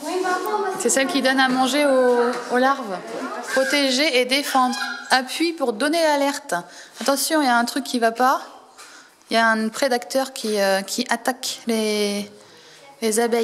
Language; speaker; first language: French; native; French